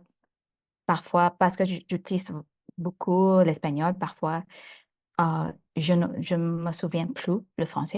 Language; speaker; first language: French; non-native, fluent; Thai